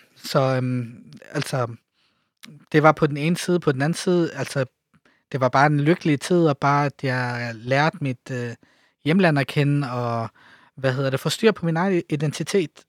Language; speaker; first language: Danish; early bilingual, other home language; Arabic